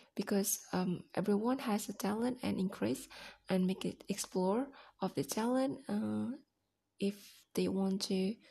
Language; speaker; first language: English; non-native, learner; Indonesian